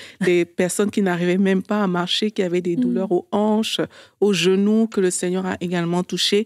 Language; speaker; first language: French; native; French